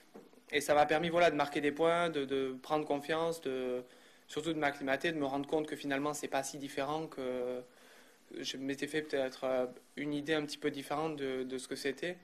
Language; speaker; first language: French; native; French